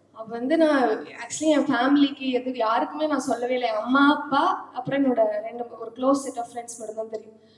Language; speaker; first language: Tamil; native; Tamil